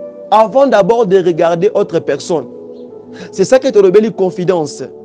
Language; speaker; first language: French; non-native, local second language; Lingala